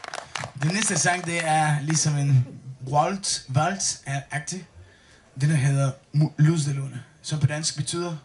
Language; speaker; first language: Danish; non-native, learner; Spanish